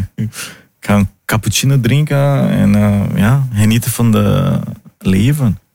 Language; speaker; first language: Dutch; non-native, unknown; Portuguese